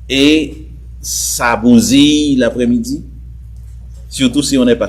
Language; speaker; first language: French; native; French